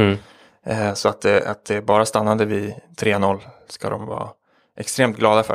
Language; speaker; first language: Swedish; native; Swedish